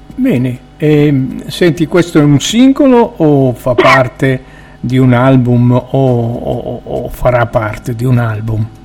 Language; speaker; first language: Italian; native; Italian